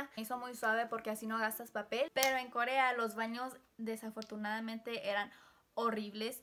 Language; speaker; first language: Spanish; early bilingual, heritage; Spanish